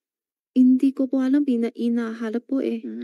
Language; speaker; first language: Filipino; non-native, learner; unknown